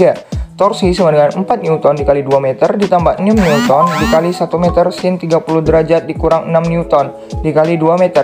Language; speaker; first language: Indonesian; native; Indonesian